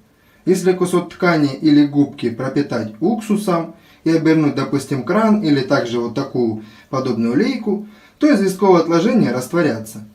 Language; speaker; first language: Russian; native; Russian